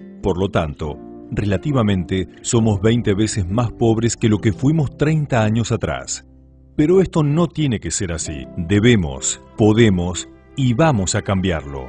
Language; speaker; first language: Spanish; native; Spanish